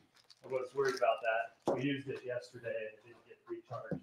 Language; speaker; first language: English; native; English